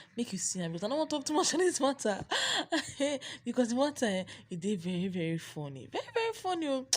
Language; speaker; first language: Nigerian Pidgin; native; Nigerian Pidgin